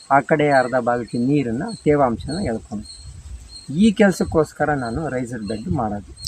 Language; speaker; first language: Kannada; native; Kannada